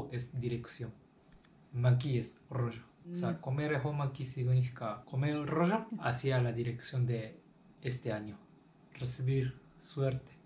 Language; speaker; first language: Spanish; non-native, learner; Japanese